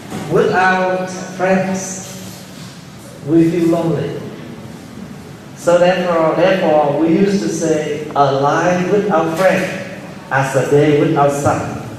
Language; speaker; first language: English; early bilingual, other home language; Vietnamese